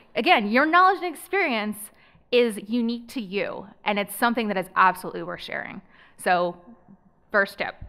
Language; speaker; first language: English; native; English